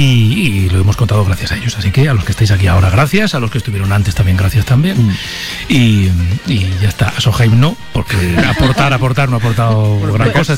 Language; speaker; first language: Spanish; native; Spanish